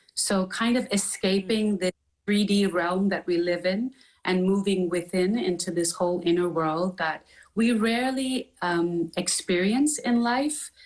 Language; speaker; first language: English; native; English